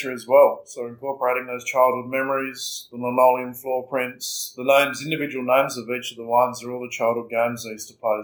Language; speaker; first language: English; native; English